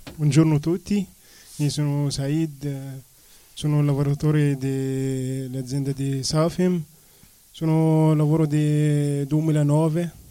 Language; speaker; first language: Italian; non-native, learner; Arabic